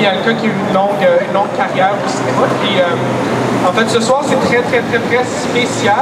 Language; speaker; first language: French; native; French